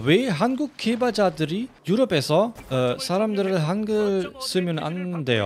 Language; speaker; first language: Korean; non-native, fluent; German